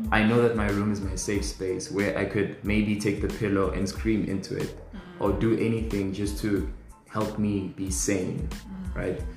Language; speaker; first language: English; non-native, local second language; Tswana